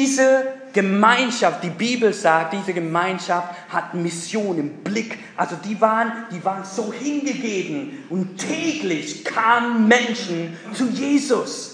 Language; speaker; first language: German; non-native, fluent; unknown